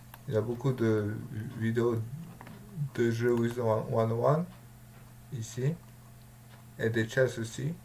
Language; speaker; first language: French; non-native, learner; Russian